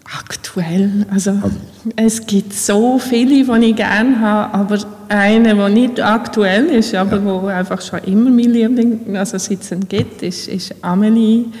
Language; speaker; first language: German; early bilingual, other home language; Bosnian